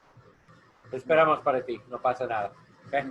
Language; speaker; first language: Spanish; non-native, learner; English